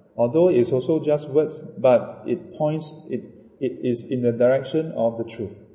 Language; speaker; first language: English; non-native, local second language; Chinese